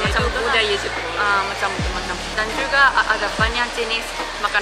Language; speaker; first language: Indonesian; non-native, fluent; Japanese